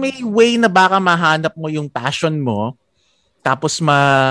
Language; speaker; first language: English; non-native, local second language; Filipino